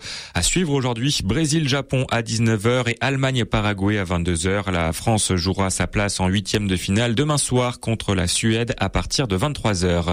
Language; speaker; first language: French; native; French